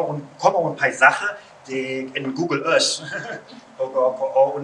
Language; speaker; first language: Spanish; non-native, learner; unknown